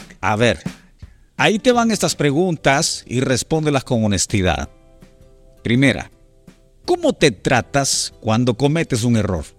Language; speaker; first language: Spanish; native; Spanish